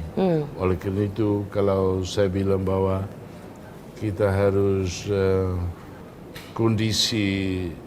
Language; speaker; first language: Indonesian; non-native, fluent; Tetum